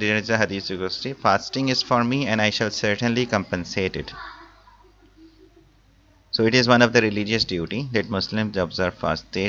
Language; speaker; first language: English; non-native, local second language; Urdu